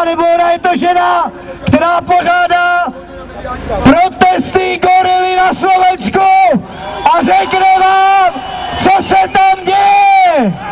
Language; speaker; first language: Czech; native; Czech